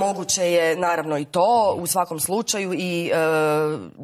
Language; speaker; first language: Croatian; native; Croatian